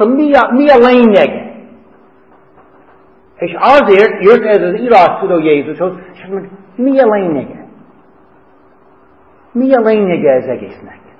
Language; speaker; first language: Hungarian; non-native, fluent; English